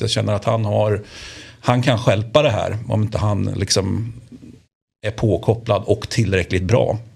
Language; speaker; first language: Swedish; native; Swedish